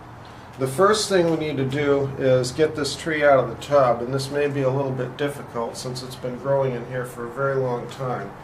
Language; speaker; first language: English; native; English